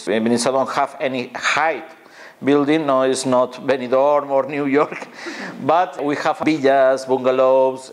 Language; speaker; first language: English; non-native, fluent; Spanish